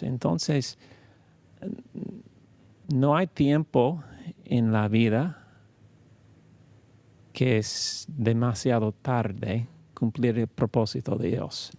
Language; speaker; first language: Spanish; non-native, learner; English